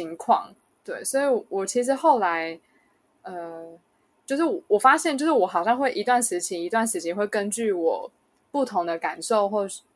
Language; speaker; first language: Chinese; native; Chinese